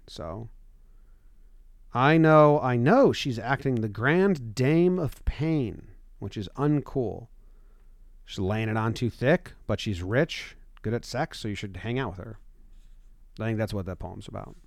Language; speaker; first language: English; native; English